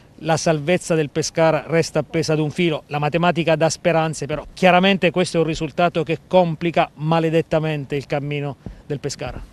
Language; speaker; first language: Italian; native; Italian